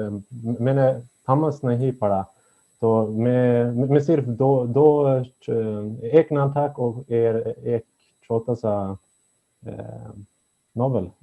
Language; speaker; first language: Hindi; non-native, learner; Swedish